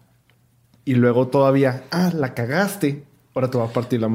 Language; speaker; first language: Spanish; native; Spanish